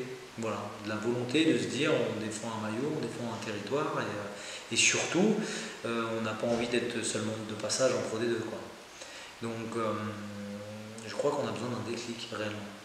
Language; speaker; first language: French; native; French